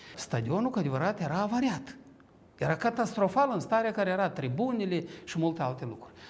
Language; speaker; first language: Romanian; native; Romanian